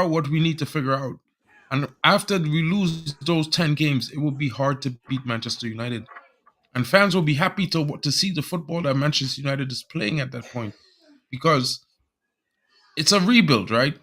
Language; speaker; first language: English; native; English